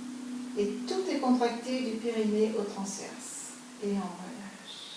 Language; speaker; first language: French; native; French